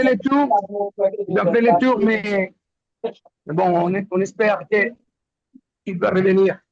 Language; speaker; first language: French; non-native, learner; Spanish